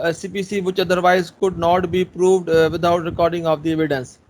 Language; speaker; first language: English; non-native, local second language; Urdu